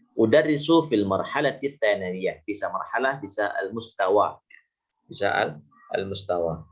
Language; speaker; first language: Arabic; non-native, fluent; Indonesian